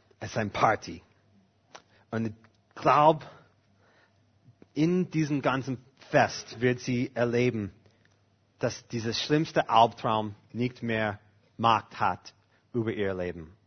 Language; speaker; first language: German; non-native, fluent; English